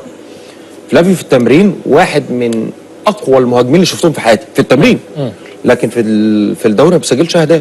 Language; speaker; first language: Arabic; native; Arabic